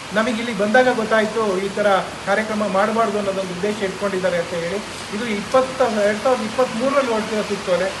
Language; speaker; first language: Kannada; native; Kannada